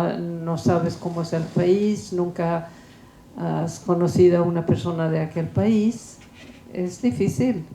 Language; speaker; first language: Spanish; non-native, fluent; Swedish